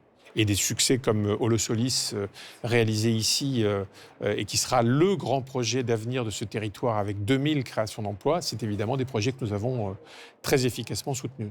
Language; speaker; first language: French; native; French